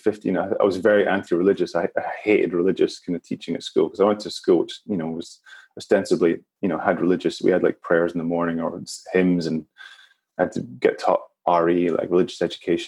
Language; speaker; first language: English; native; English